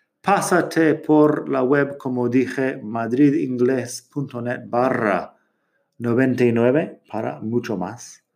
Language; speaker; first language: Spanish; non-native, fluent; English